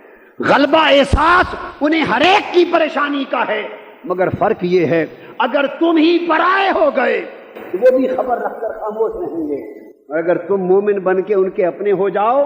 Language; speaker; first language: Urdu; native; Urdu